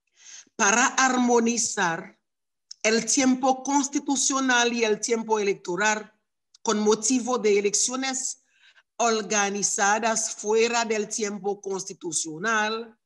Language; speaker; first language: Spanish; non-native, learner; Haitian Creole